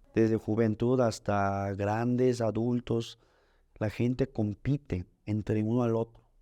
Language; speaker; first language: Spanish; early bilingual, other home language; Korean